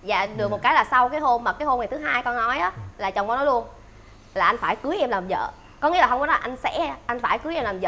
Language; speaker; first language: Vietnamese; native; Vietnamese